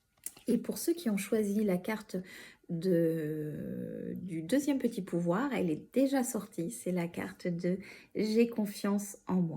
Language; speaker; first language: French; native; French